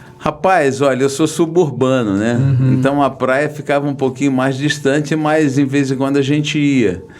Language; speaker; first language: Portuguese; native; Portuguese